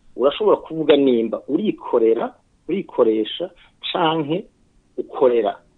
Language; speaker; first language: English; non-native, fluent; Rundi